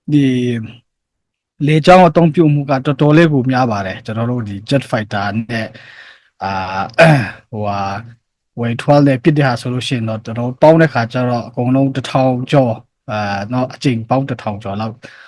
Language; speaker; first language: Burmese; non-native, local second language; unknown